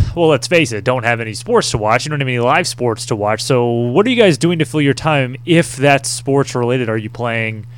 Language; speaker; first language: English; native; English